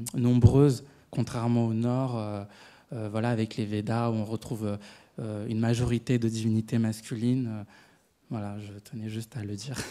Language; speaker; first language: French; non-native, fluent; Tamil